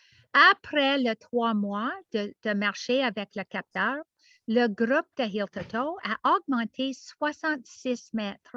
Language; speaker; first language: French; non-native, learner; English